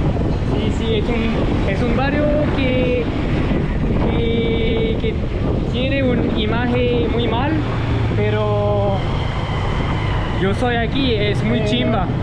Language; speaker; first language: Spanish; non-native, learner; French